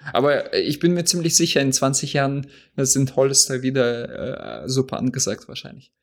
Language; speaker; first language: German; non-native, fluent; Russian